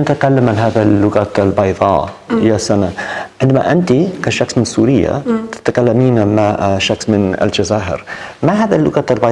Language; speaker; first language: Arabic; non-native, learner; English